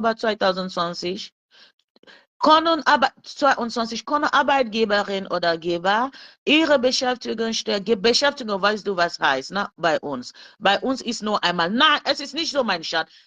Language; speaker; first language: German; non-native, learner; French